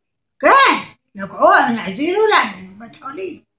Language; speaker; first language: Hebrew; non-native, learner; Arabic